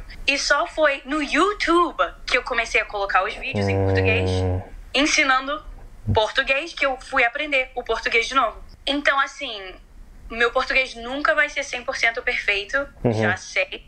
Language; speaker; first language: Portuguese; early bilingual, heritage; Portuguese